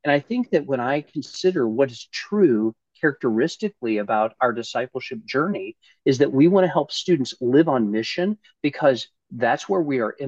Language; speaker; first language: English; native; English